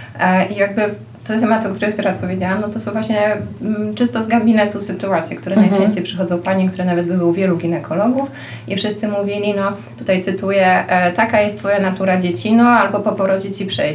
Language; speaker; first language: Polish; native; Polish